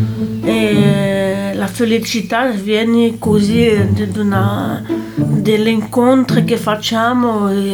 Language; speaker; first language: Italian; non-native, local second language; French